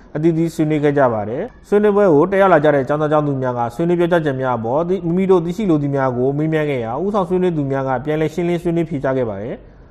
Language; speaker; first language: Burmese; native; Burmese